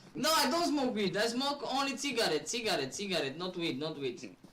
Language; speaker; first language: English; non-native, learner; Romanian